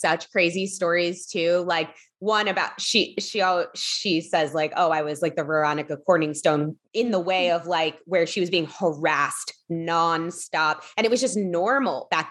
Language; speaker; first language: English; native; English